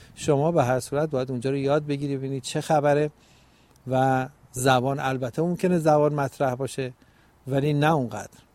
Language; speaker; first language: Persian; native; Persian